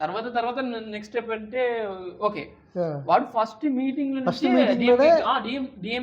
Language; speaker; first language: Telugu; non-native, local second language; Tamil